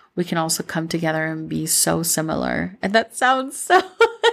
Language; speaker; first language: English; early bilingual, other home language; Spanish